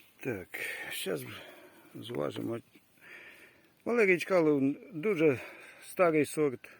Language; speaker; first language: Ukrainian; native; Ukrainian